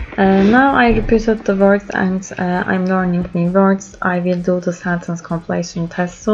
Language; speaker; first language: English; non-native, learner; Turkish